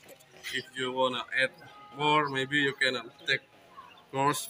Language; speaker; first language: English; non-native, learner; Indonesian